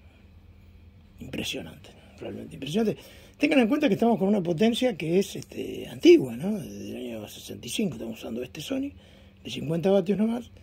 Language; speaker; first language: Spanish; native; Spanish